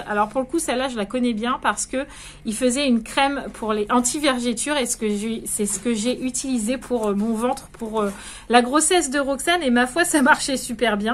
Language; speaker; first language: French; native; French